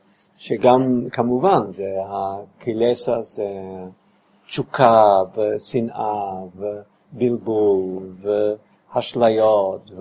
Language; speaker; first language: Hebrew; non-native, fluent; English